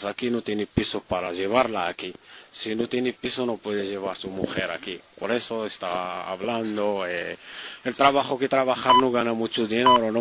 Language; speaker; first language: Spanish; non-native, learner; Arabic